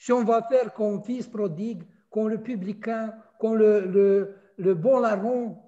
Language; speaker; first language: French; non-native, fluent; Russian